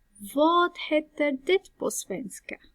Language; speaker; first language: Swedish; non-native, fluent; Persian